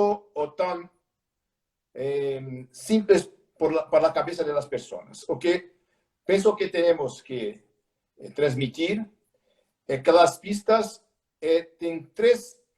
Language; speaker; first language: Spanish; non-native, learner; Portuguese